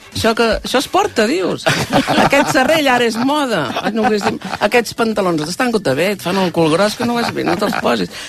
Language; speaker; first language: Catalan; native; Catalan